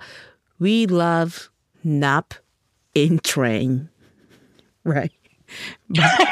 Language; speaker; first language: English; non-native, learner; Japanese